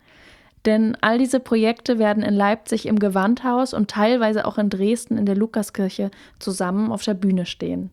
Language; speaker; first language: German; native; German